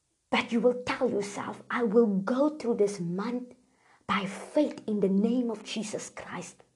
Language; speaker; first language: English; non-native, local second language; Afrikaans